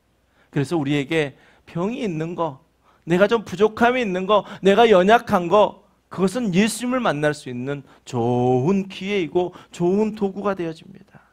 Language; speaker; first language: Korean; native; Korean